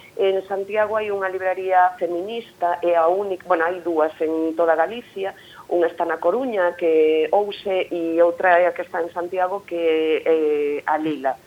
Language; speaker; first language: Galician; native; Galician